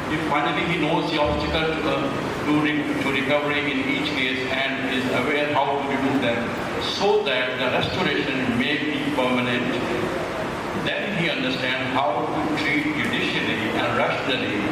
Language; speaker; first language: English; non-native, local second language; Urdu